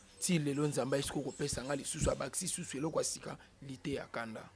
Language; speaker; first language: Lingala; native; Lingala